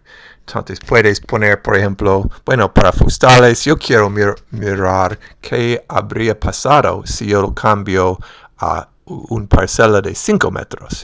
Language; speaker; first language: Spanish; non-native, fluent; English